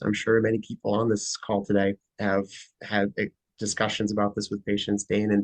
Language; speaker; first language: English; native; English